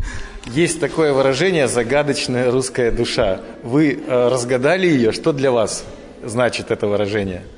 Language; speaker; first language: Russian; native; Russian